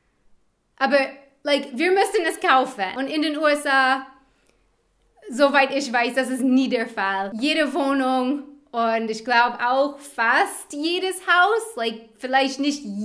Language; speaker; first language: German; non-native, fluent; English